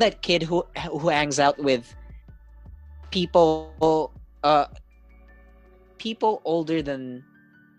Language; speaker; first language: English; non-native, local second language; Cebuano